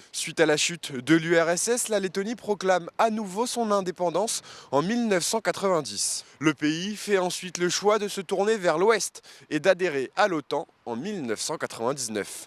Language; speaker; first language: French; native; French